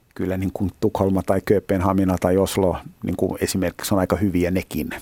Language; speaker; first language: Finnish; native; Finnish